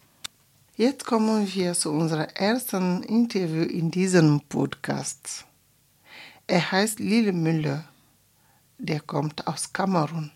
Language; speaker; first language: German; non-native, fluent; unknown